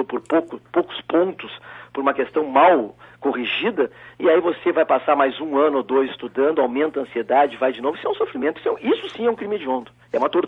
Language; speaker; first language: Portuguese; native; Portuguese